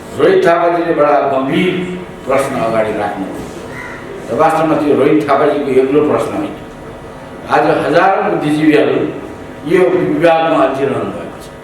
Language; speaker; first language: Nepali; native; Nepali